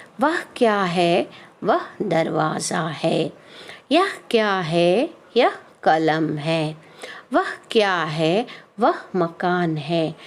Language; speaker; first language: Hindi; non-native, local second language; Kannada